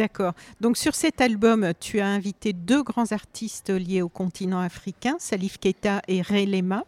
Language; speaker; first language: French; native; French